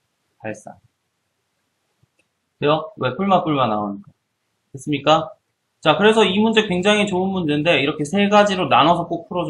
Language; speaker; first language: Korean; native; Korean